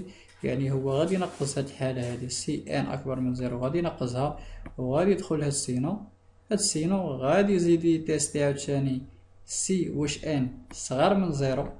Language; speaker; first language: Arabic; native; Arabic